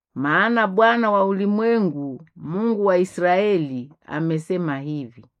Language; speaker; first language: Swahili; non-native, local second language; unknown